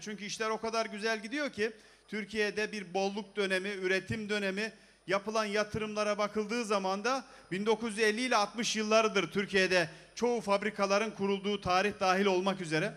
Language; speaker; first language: Turkish; native; Turkish